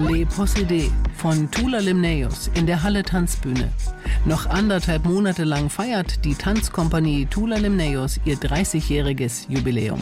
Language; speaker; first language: German; native; German